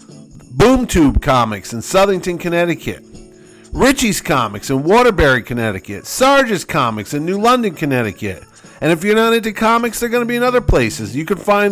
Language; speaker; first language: English; native; English